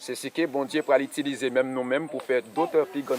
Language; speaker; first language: French; non-native, local second language; Haitian Creole